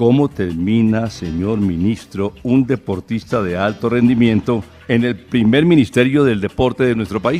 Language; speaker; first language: Spanish; native; Spanish